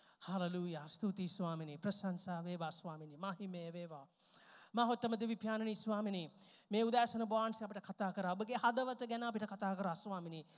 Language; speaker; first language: Sinhala; non-native, local second language; Tamil